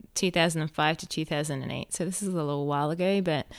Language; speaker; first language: English; native; English